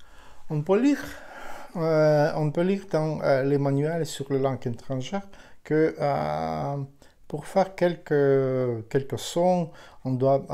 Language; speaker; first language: French; non-native, fluent; Ukrainian